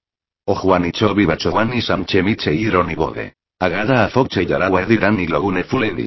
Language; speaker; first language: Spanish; native; Spanish